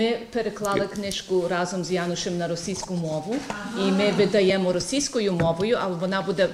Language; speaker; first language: Ukrainian; early bilingual, heritage; Ukrainian